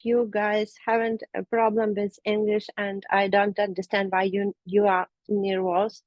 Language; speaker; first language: English; non-native, learner; Ukrainian